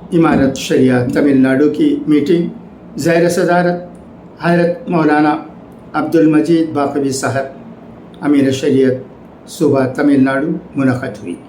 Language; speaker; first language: Urdu; native; Urdu